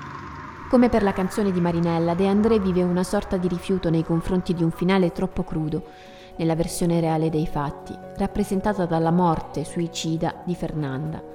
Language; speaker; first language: Italian; native; Italian